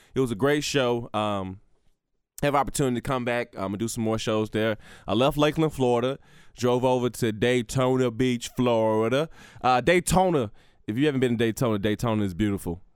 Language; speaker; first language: English; native; English